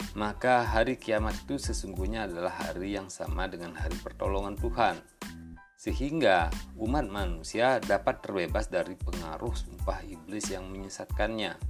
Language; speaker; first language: Indonesian; native; Indonesian